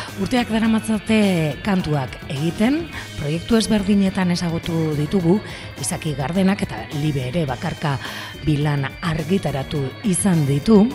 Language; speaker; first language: Basque; native; Basque